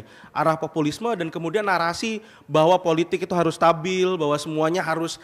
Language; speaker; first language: Indonesian; native; Indonesian